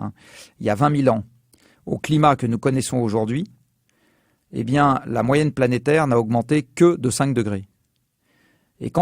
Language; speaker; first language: French; native; French